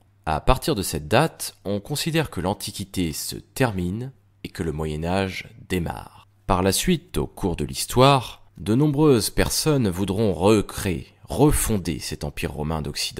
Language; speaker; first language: French; native; French